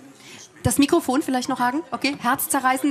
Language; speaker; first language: German; native; German